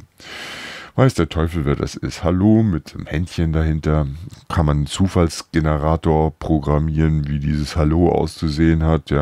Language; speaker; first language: German; native; German